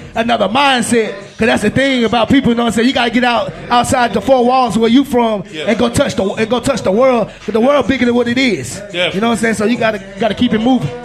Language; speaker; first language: English; native; English